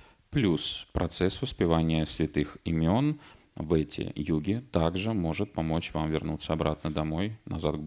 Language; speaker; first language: Russian; native; Russian